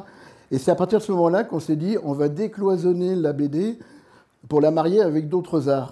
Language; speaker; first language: French; native; French